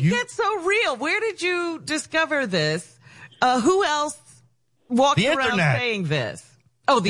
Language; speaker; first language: English; native; English